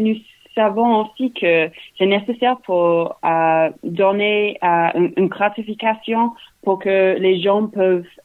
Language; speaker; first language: French; non-native, learner; English